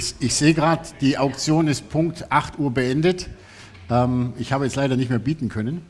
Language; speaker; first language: German; native; German